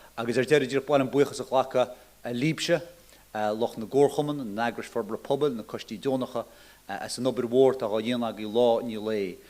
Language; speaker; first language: Irish; native; Irish